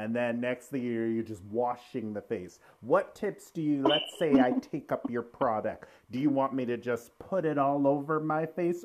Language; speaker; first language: English; native; English